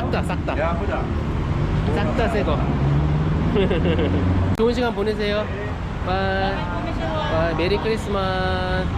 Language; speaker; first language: Korean; native; Korean